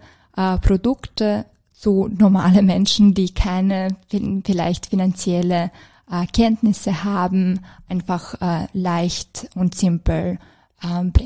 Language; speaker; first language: German; non-native, fluent; Serbian